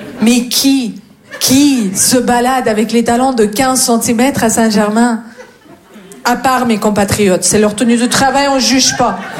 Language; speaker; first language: French; non-native, fluent; Russian